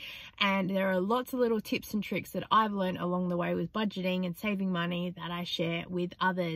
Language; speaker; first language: English; native; English